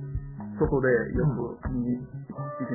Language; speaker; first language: Japanese; non-native, learner; Italian